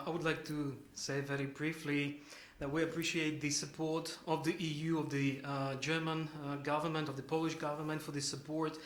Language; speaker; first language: English; non-native, fluent; Ukrainian